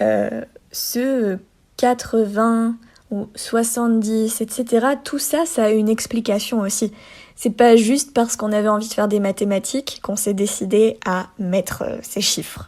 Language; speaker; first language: French; native; French